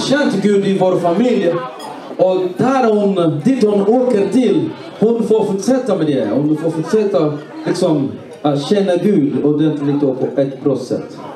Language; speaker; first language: Swedish; non-native, fluent; Swahili